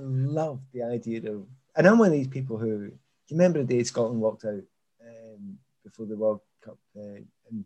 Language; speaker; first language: English; native; English